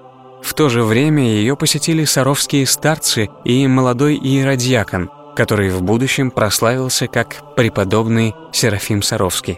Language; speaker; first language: Russian; native; Russian